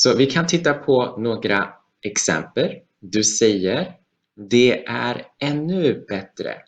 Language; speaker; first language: Swedish; non-native, fluent; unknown